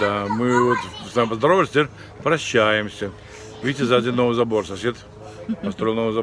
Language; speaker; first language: Russian; native; Russian